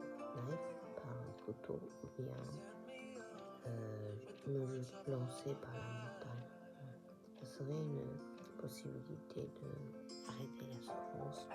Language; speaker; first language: French; non-native, learner; Japanese